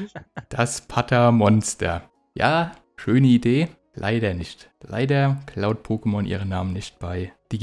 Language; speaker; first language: German; native; German